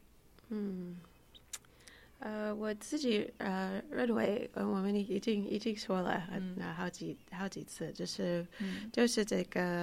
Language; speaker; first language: Chinese; non-native, fluent; English